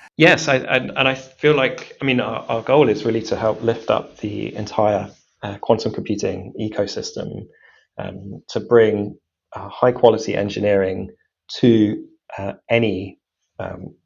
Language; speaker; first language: English; native; English